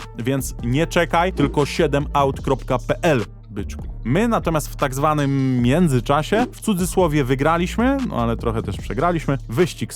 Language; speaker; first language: Polish; native; Polish